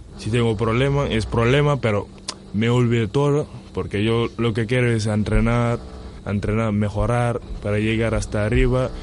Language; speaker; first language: Spanish; non-native, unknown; Wolof